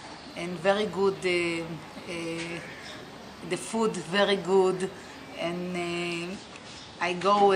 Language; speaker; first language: English; non-native, learner; Hebrew